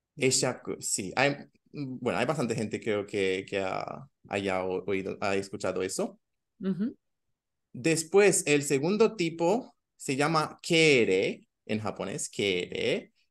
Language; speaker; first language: Spanish; non-native, fluent; Romanian